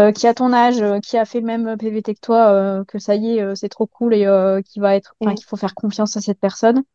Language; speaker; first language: French; native; French